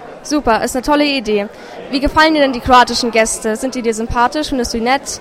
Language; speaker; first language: German; native; German